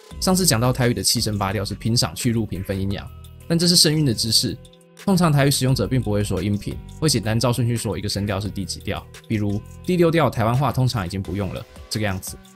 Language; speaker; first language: Chinese; native; Chinese